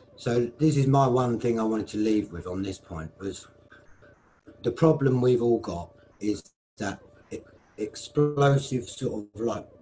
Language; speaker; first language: English; native; English